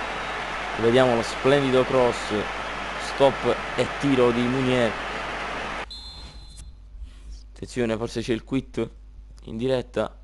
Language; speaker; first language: Italian; native; Italian